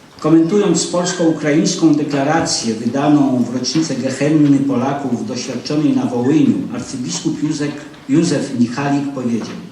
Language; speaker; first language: Polish; native; Polish